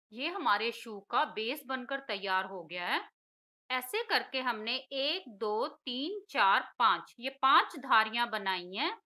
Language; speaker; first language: Hindi; native; Hindi